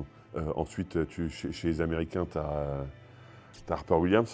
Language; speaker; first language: French; native; French